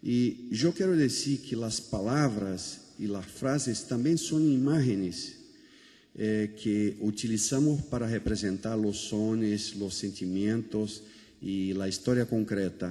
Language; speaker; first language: Spanish; non-native, fluent; Portuguese